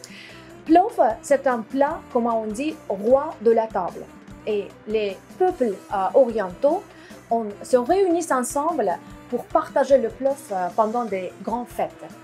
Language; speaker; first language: French; non-native, fluent; Azerbaijani